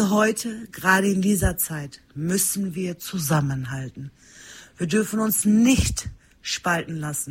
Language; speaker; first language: German; early bilingual, other home language; Turkish